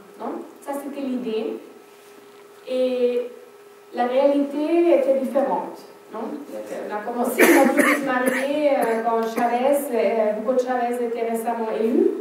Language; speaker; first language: French; non-native, fluent; German